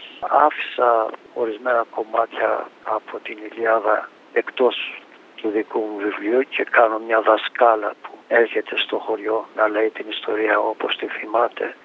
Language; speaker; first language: Greek; native; Greek